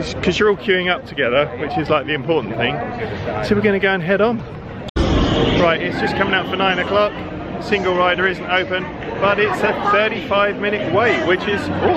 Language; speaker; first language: English; native; English